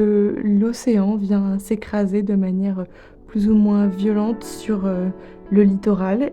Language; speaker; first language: French; native; French